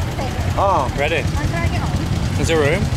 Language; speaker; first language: English; native; English